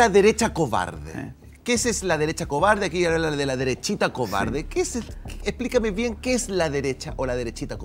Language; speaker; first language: Spanish; native; Spanish